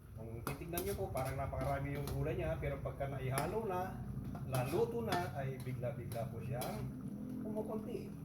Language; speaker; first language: Filipino; non-native, local second language; Iloko